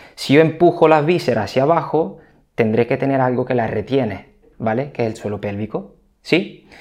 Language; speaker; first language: Spanish; non-native, fluent; Italian